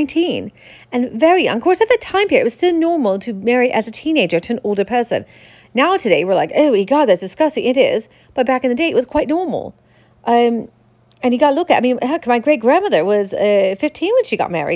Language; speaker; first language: English; native; English